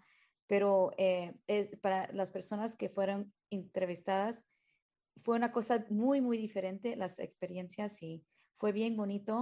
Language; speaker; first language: Spanish; early bilingual, heritage; Spanish